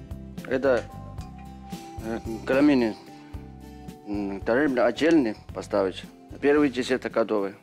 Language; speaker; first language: Russian; non-native, learner; Chinese